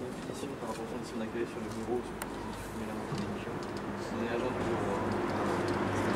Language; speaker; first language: French; native; French